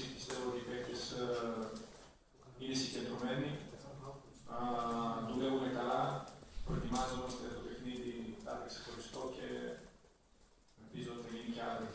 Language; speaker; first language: Greek; non-native, fluent; Serbian